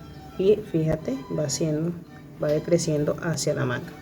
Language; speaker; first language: Spanish; native; Spanish